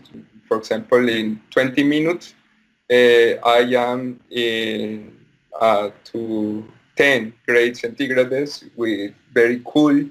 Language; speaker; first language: English; non-native, learner; Spanish